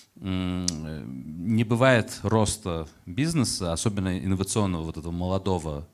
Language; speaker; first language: Russian; early bilingual, heritage; Russian